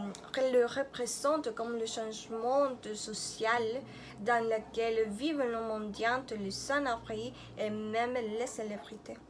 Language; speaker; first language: French; non-native, learner; Spanish